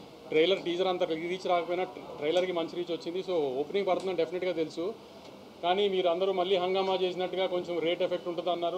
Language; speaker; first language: Telugu; native; Telugu